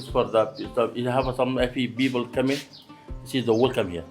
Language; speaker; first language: English; non-native, learner; Arabic